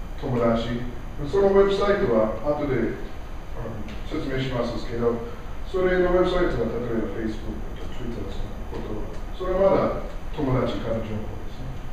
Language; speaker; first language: Japanese; non-native, learner; English